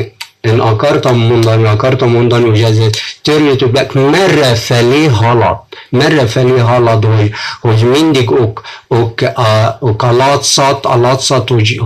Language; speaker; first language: Hungarian; non-native, fluent; Arabic